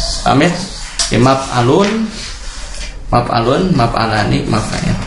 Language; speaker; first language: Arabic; non-native, fluent; Indonesian